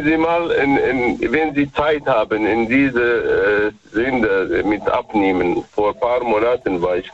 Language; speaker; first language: German; non-native, learner; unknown